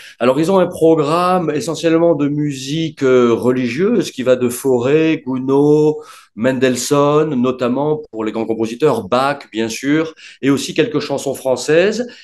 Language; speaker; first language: French; native; French